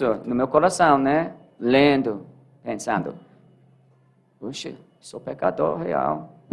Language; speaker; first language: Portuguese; non-native, learner; English